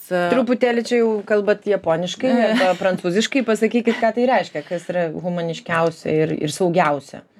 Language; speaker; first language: Lithuanian; native; Lithuanian